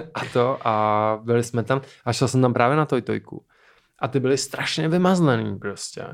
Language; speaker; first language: Czech; native; Czech